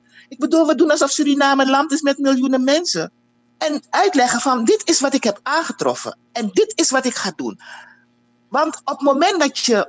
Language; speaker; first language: Dutch; native; Dutch